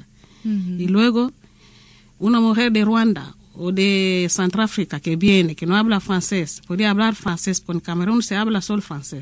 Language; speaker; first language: Spanish; non-native, learner; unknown